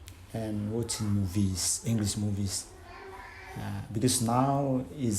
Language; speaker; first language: English; non-native, fluent; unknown